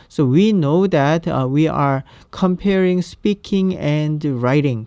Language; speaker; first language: English; non-native, fluent; Korean